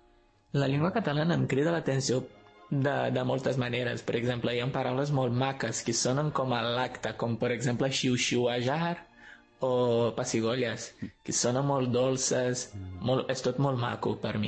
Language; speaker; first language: Catalan; non-native, fluent; Portuguese